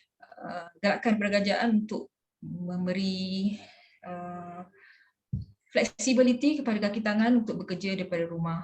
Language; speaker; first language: Malay; native; Malay